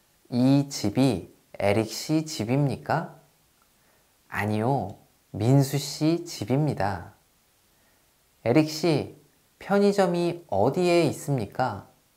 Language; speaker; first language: Korean; native; Korean